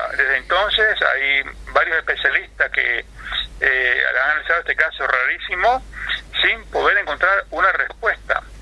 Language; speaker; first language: Spanish; native; Spanish